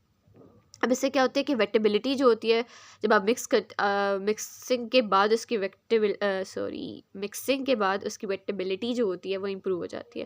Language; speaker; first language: Hindi; native; Hindi